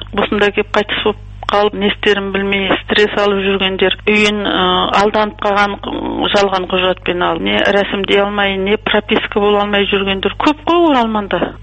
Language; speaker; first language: Kazakh; early bilingual, heritage; Kazakh